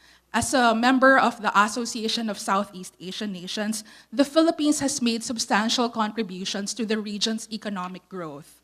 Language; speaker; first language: English; non-native, local second language; Filipino